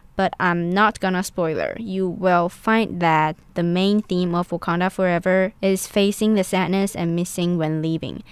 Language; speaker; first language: English; non-native, fluent; Chinese